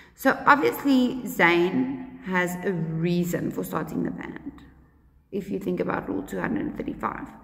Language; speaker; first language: English; non-native, local second language; Afrikaans